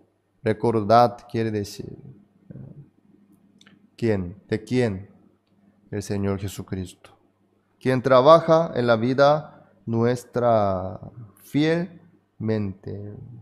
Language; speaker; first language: Spanish; non-native, fluent; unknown